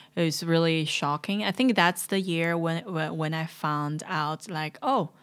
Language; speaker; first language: English; non-native, fluent; Chinese